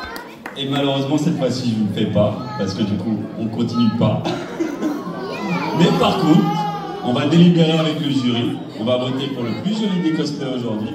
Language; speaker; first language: French; native; French